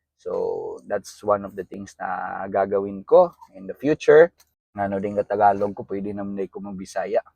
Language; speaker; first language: Filipino; non-native, local second language; Cebuano